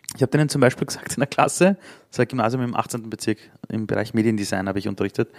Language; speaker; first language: German; early bilingual, other home language; Persian